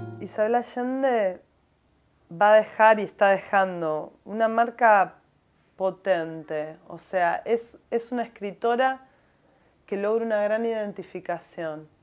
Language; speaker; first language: Spanish; native; Spanish